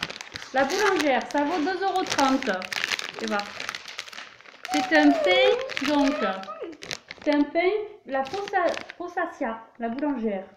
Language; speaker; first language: French; native; French